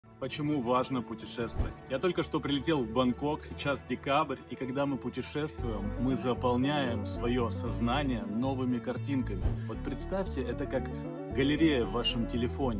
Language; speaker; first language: Russian; native; Russian